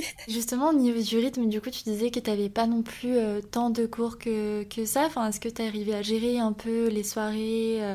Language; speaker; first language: French; native; French